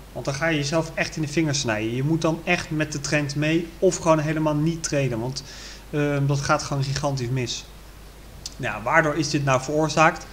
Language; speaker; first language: Dutch; native; Dutch